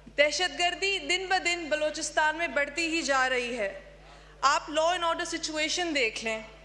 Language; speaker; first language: Urdu; non-native, local second language; Brahui